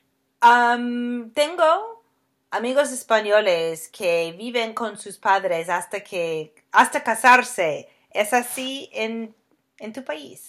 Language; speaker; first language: Spanish; non-native, fluent; English